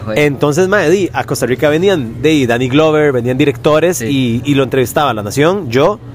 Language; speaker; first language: Spanish; native; Spanish